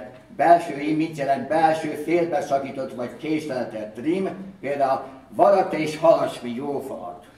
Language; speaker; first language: Hungarian; early bilingual, heritage; Hungarian